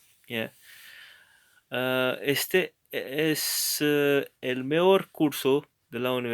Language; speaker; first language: Spanish; non-native, learner; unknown